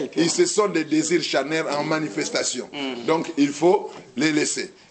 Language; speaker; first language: French; non-native, local second language; Lingala